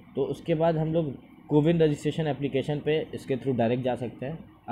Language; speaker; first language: Hindi; native; Hindi